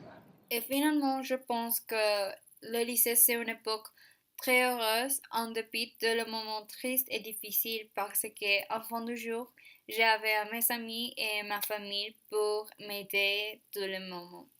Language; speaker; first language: French; non-native, learner; Spanish